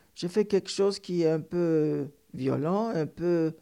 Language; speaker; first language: French; non-native, fluent; Turkish